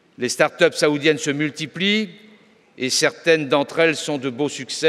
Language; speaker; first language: French; native; French